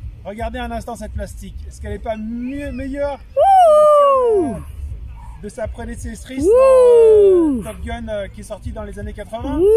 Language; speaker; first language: French; native; French